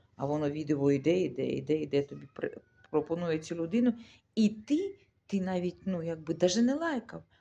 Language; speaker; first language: Ukrainian; non-native, local second language; Russian